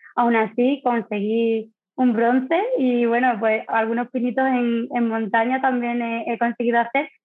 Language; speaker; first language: Spanish; native; Spanish